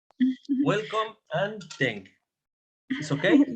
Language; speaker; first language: English; non-native, fluent; Spanish